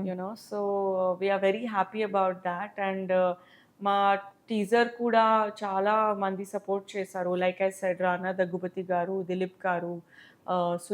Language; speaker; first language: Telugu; non-native, local second language; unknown